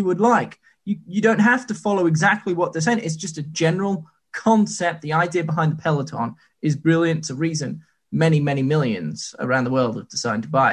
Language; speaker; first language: English; native; English